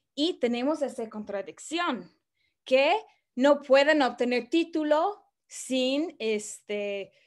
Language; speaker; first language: Spanish; non-native, fluent; English